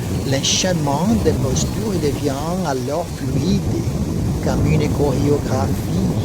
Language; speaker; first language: French; non-native, learner; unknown